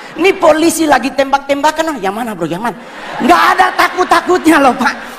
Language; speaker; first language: Indonesian; native; Indonesian